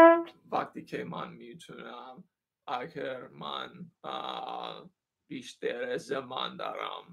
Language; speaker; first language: Persian; non-native, learner; English